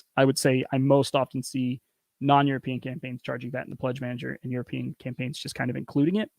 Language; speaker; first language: English; native; English